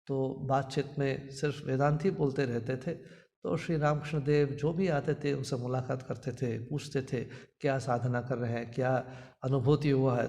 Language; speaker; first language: Hindi; non-native, local second language; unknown